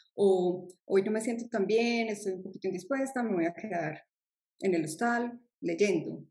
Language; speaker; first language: Spanish; native; Spanish